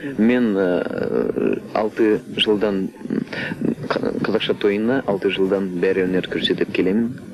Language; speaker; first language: Kazakh; non-native, local second language; Russian